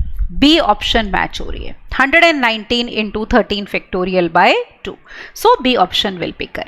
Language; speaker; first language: Hindi; native; Hindi